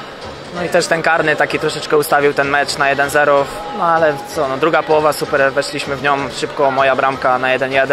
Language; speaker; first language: Polish; native; Polish